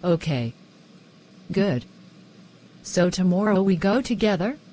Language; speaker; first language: English; non-native, learner; Khmer